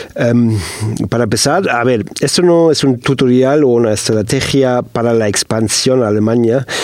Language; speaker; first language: Spanish; non-native, fluent; German